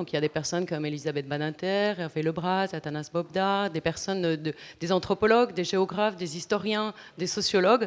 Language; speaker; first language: French; native; French